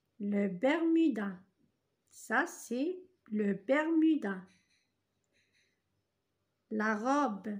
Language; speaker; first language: French; non-native, local second language; Arabic